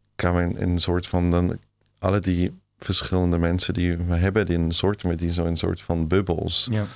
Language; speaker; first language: Dutch; non-native, fluent; Swiss German